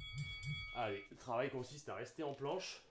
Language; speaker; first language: French; native; French